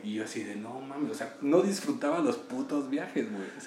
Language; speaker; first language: Spanish; native; Spanish